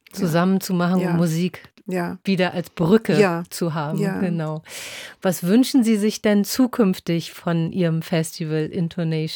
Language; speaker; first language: German; native; German